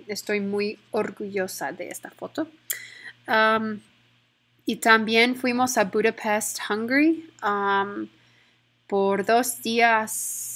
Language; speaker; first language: Spanish; non-native, fluent; English